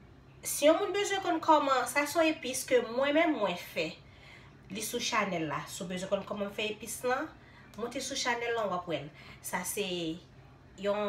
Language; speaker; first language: French; non-native, local second language; Haitian Creole